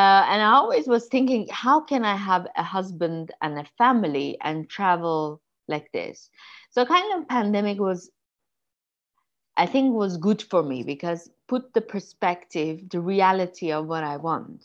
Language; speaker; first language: English; non-native, fluent; Persian